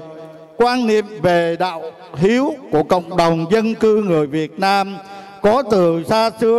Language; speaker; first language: Vietnamese; native; Vietnamese